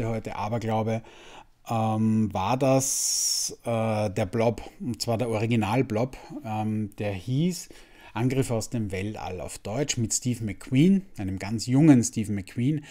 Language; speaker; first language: German; native; German